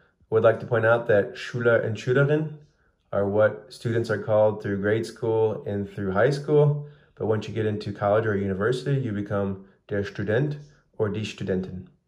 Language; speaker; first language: English; native; English